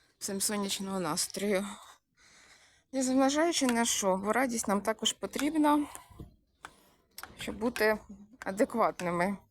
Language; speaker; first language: Ukrainian; native; Ukrainian